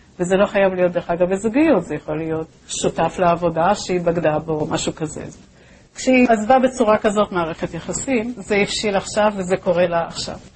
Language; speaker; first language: Hebrew; native; Hebrew